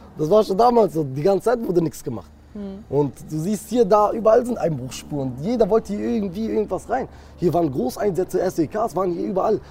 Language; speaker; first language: German; early bilingual, other home language; Kurdish